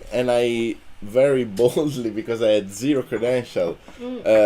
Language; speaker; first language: English; non-native, fluent; Italian